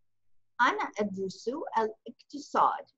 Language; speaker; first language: Arabic; non-native, fluent; English